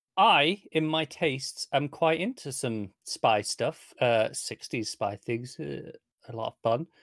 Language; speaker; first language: English; native; English